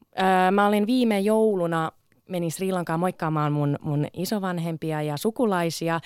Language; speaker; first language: Finnish; early bilingual, other home language; Sinhala